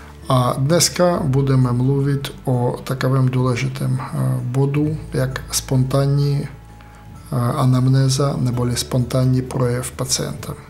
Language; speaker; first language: Czech; non-native, fluent; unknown